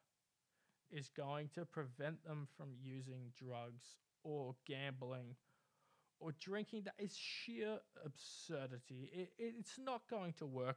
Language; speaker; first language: English; native; English